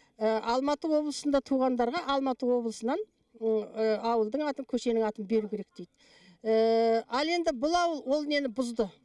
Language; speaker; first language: Kazakh; native; Kazakh